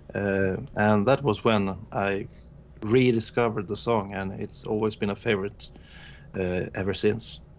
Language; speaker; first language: English; non-native, fluent; Swedish